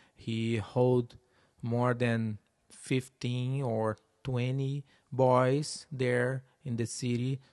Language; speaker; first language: English; non-native, learner; Portuguese